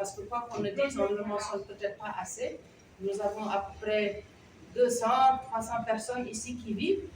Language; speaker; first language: French; non-native, local second language; Wolof